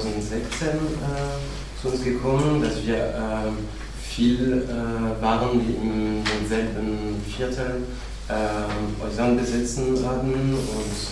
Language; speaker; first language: German; non-native, fluent; French